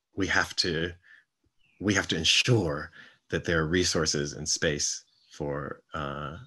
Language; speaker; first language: English; native; English